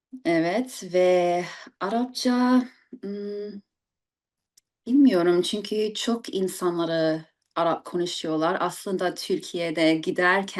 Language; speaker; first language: Turkish; early bilingual, heritage; English